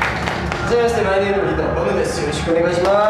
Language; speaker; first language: Japanese; non-native, learner; Korean